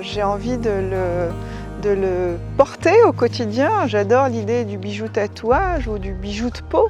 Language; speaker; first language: French; native; French